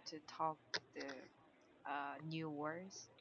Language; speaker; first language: English; non-native, learner; Korean